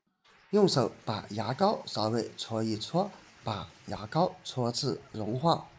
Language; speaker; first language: Chinese; native; Chinese